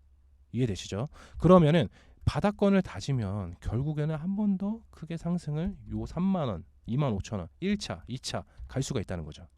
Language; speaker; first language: Korean; native; Korean